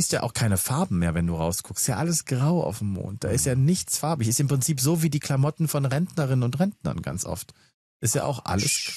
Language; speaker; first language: German; native; German